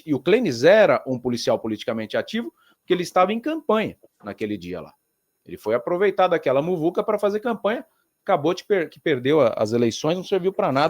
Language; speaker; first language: Portuguese; native; Portuguese